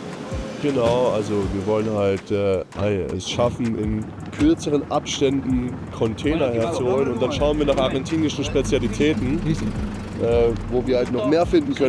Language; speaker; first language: German; native; German